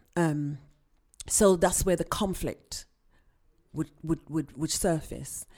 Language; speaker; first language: English; native; English